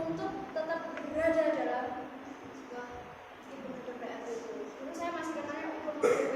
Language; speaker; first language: Indonesian; non-native, local second language; Javanese